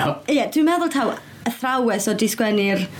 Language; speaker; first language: Welsh; native; Welsh